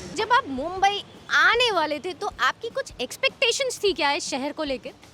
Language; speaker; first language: Hindi; native; Hindi